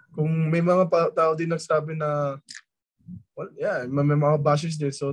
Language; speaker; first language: Filipino; early bilingual, other home language; German